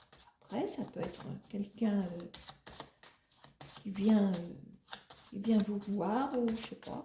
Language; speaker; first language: French; native; French